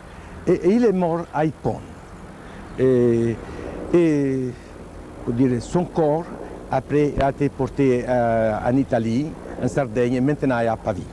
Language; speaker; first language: French; non-native, fluent; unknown